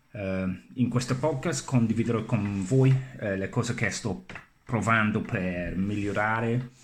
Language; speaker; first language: Italian; non-native, learner; English